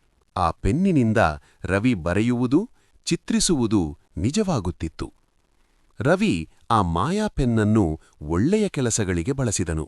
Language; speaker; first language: Kannada; native; Kannada